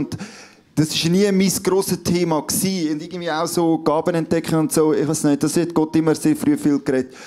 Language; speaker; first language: German; native; German